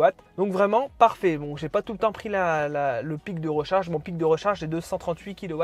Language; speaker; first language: French; native; French